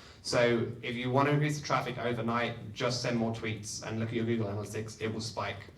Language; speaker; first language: English; native; English